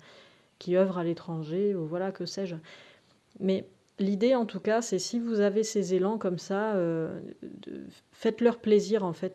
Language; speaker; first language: French; native; French